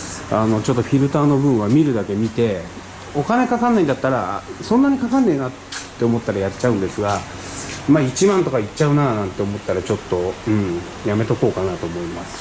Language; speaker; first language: Japanese; native; Japanese